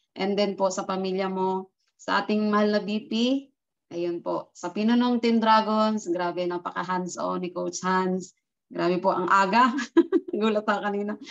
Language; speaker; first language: Filipino; native; Filipino